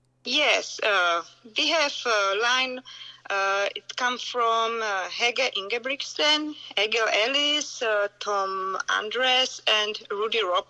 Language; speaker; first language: English; non-native, learner; Czech